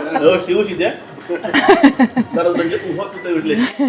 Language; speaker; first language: Polish; non-native, learner; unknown